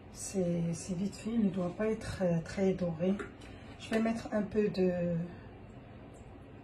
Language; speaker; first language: French; non-native, local second language; Arabic